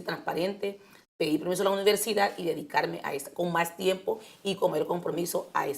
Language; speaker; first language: Spanish; native; Spanish